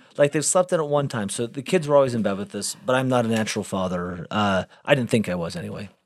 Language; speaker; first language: English; native; English